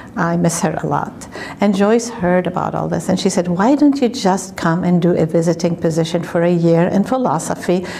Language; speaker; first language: English; non-native, fluent; Arabic